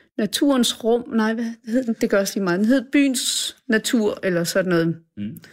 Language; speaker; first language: Danish; native; Danish